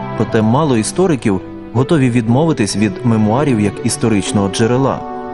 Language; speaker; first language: Ukrainian; native; Ukrainian